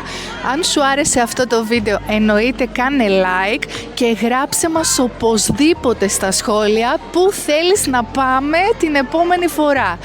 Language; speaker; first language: Greek; native; Greek